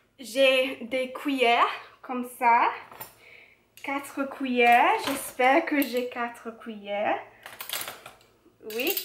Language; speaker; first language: French; non-native, learner; English